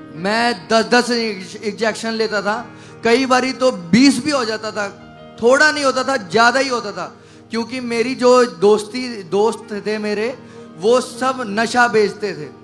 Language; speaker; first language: Hindi; early bilingual, other home language; Nepali